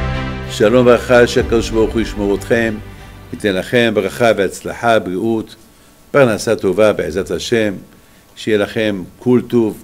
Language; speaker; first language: Hebrew; non-native, fluent; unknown